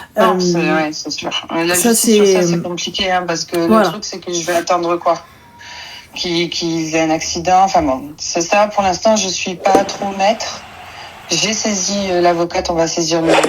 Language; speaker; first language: French; native; French